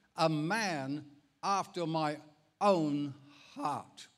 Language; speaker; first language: English; native; English